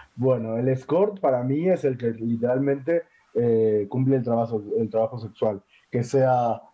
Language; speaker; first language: Spanish; native; Spanish